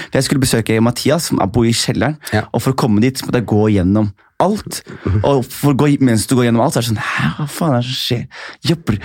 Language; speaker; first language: Norwegian; early bilingual, other home language; Somali